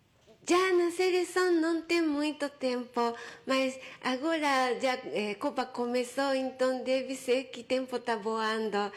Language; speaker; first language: Portuguese; non-native, fluent; Japanese